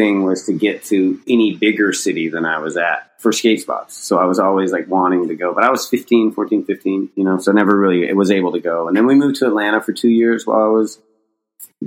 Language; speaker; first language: English; native; English